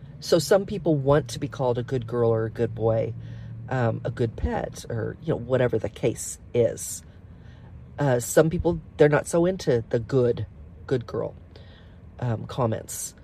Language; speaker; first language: English; native; English